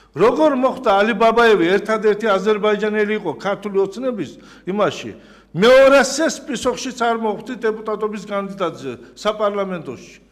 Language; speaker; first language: Georgian; non-native, local second language; Azerbaijani